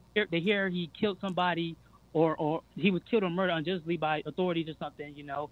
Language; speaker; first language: English; native; English